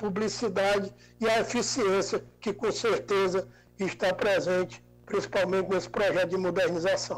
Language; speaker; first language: Portuguese; native; Portuguese